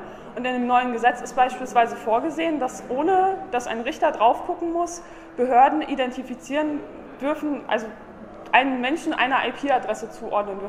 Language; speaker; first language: German; native; German